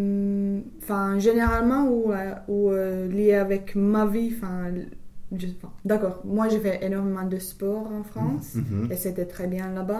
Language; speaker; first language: French; non-native, fluent; English